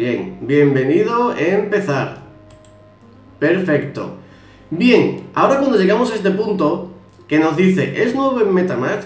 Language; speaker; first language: Spanish; native; Spanish